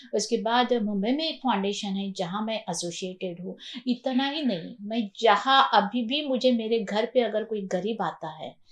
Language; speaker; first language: Hindi; non-native, local second language; Marathi